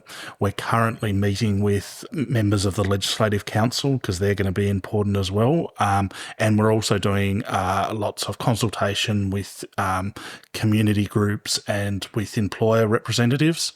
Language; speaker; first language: English; native; English